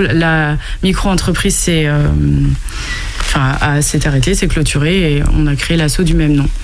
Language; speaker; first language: French; native; French